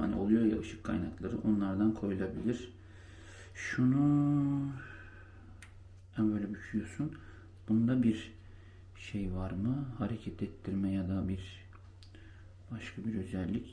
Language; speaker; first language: Turkish; native; Turkish